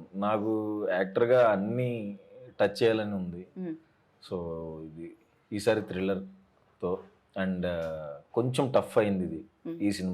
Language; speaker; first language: Telugu; native; Telugu